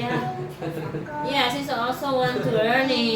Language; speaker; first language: English; non-native, learner; Indonesian